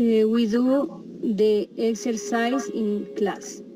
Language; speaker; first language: English; non-native, learner; Spanish